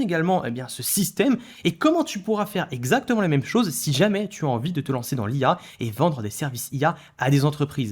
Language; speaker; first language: French; native; French